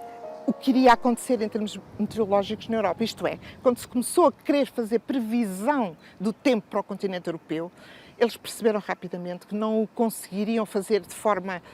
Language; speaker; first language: Portuguese; native; Portuguese